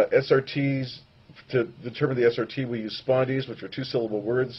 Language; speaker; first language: English; native; English